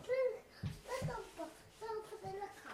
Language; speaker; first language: Italian; early bilingual, heritage; Italian